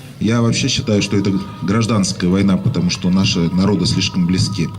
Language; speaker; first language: Russian; native; Russian